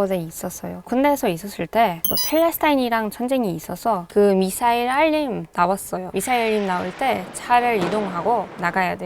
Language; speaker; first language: Korean; non-native, fluent; Hebrew